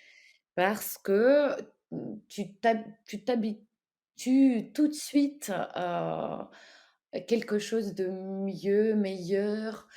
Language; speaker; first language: French; non-native, fluent; Ukrainian